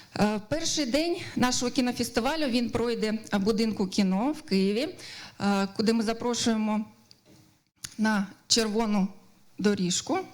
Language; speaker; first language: Ukrainian; native; Ukrainian